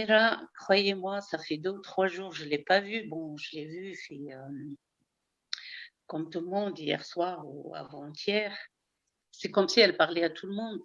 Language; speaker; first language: French; early bilingual, heritage; Arabic